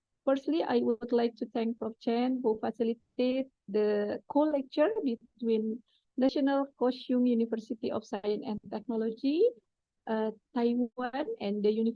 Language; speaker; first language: English; non-native, fluent; Indonesian